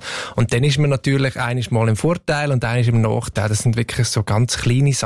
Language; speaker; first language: German; native; German